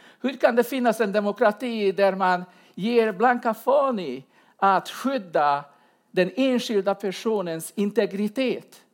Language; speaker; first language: Swedish; non-native, fluent; Hungarian